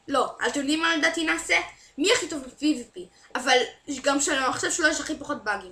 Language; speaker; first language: Hebrew; native; Hebrew